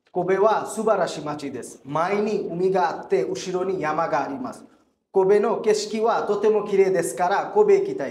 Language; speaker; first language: Japanese; non-native, learner; Bangla